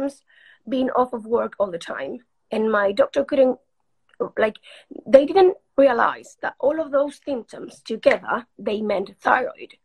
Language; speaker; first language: English; non-native, fluent; Spanish